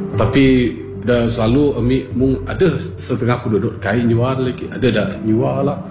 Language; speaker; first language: Malay; non-native, local second language; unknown